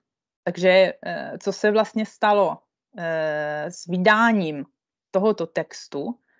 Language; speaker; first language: Czech; non-native, fluent; Italian